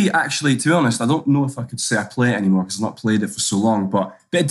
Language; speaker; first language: English; native; English